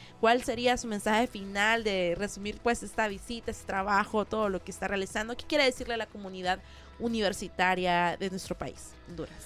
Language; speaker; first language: Spanish; native; Spanish